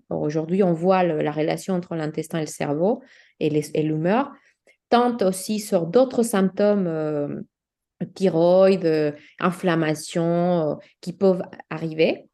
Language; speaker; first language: French; non-native, fluent; Spanish